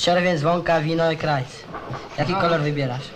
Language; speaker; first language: Polish; native; Polish